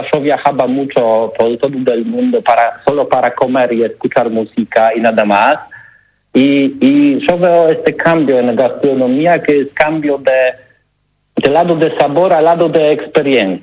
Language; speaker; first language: Spanish; non-native, learner; Polish